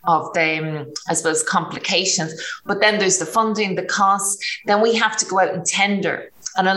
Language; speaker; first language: English; native; English